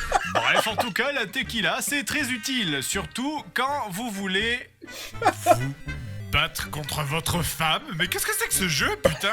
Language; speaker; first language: French; native; French